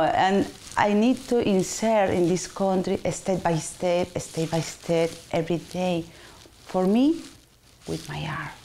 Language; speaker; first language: English; non-native, learner; Spanish